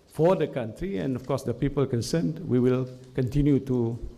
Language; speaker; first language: English; non-native, local second language; Malay